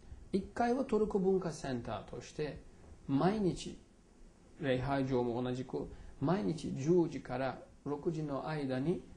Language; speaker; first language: Japanese; non-native, fluent; Turkish